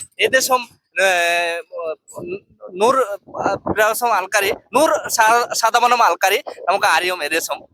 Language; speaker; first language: Malayalam; non-native, local second language; Bangla